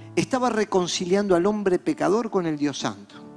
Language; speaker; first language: Spanish; native; Spanish